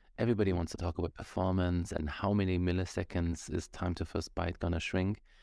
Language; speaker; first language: English; non-native, fluent; German